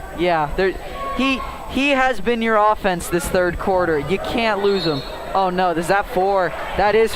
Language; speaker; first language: English; native; English